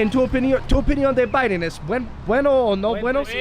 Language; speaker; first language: Spanish; non-native, learner; English